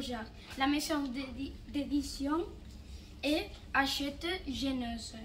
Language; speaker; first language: French; non-native, learner; Catalan